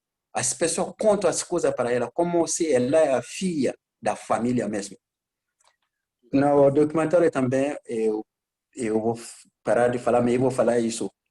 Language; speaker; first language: Portuguese; non-native, learner; Bambara